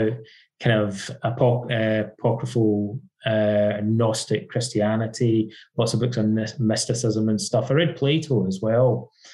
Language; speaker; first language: English; native; English